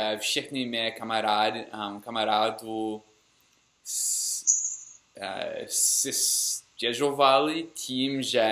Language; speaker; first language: Czech; non-native, learner; English